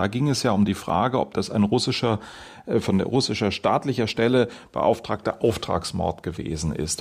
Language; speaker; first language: German; native; German